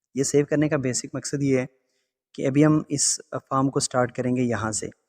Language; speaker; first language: Urdu; non-native, local second language; Pahari-Potwari